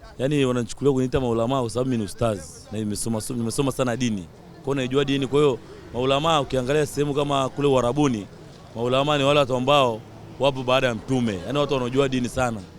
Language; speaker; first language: Swahili; non-native, local second language; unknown